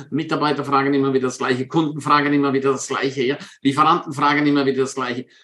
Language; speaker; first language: German; native; German